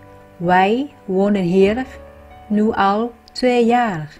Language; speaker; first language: Dutch; non-native, fluent; Vietnamese